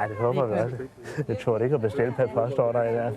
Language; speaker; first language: Danish; native; Danish